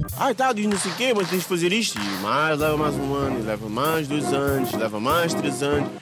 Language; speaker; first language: Portuguese; early bilingual, other home language; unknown